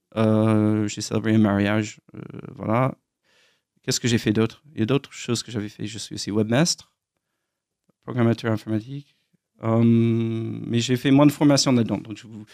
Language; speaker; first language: French; non-native, fluent; English